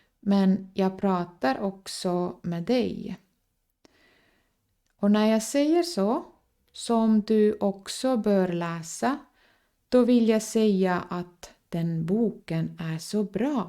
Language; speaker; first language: Swedish; non-native, fluent; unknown